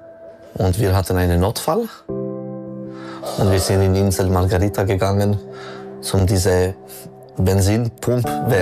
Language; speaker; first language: German; non-native, learner; French